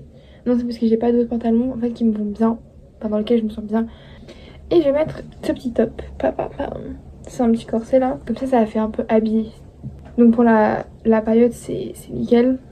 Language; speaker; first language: French; native; French